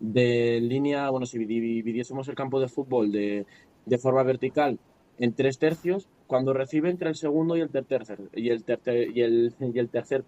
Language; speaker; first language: Spanish; native; Spanish